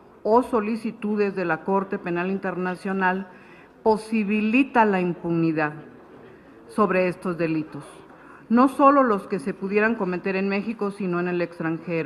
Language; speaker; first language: Spanish; native; Spanish